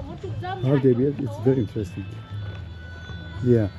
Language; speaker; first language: English; non-native, learner; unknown